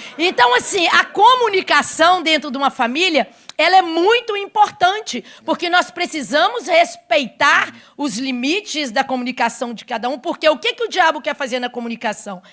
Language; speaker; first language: Portuguese; native; Portuguese